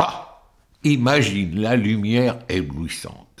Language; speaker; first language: French; native; French